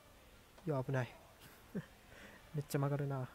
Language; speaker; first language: Japanese; native; Japanese